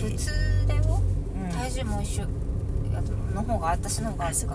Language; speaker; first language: Japanese; native; Japanese